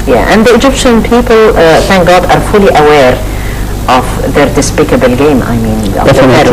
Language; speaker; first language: English; non-native, fluent; Arabic